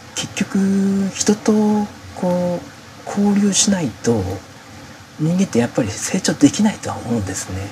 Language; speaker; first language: Japanese; native; Japanese